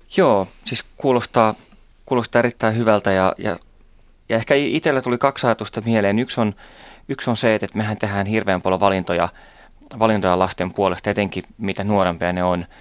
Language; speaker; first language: Finnish; native; Finnish